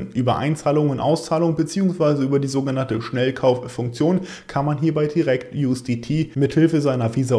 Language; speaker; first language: German; native; German